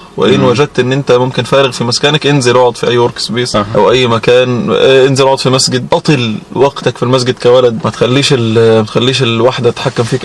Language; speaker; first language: Arabic; native; Arabic